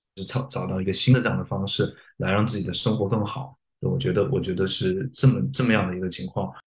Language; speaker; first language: Chinese; native; Chinese